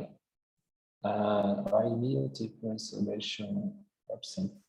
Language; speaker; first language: English; non-native, learner; Portuguese